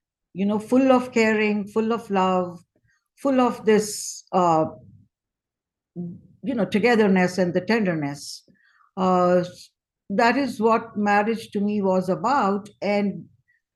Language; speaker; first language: English; non-native, local second language; Hindi